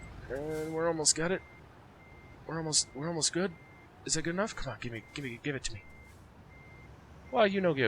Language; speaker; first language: English; native; English